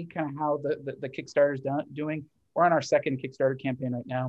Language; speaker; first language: English; native; English